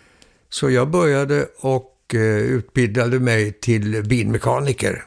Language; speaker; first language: Swedish; early bilingual, heritage; Swedish